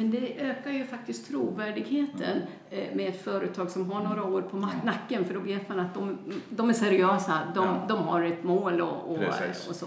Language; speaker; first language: Swedish; native; Swedish